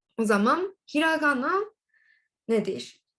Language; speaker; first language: Turkish; non-native, learner; Japanese